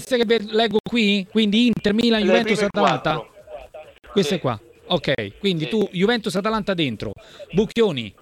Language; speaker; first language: Italian; native; Italian